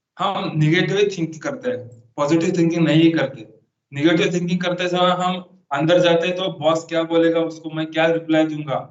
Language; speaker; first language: Hindi; non-native, local second language; Marathi